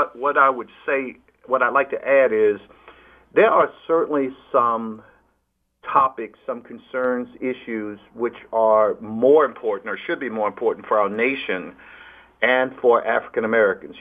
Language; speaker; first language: English; native; English